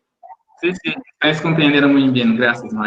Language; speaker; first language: Spanish; non-native, learner; Portuguese